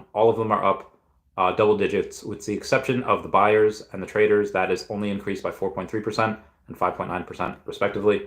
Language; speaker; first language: English; native; English